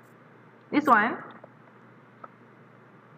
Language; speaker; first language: English; non-native, fluent; Chinese